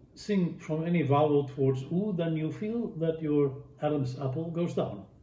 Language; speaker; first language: English; non-native, fluent; Dutch